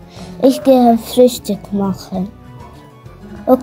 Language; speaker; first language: German; non-native, learner; Arabic